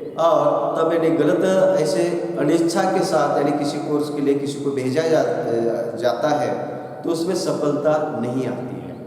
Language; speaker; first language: Hindi; non-native, local second language; Marathi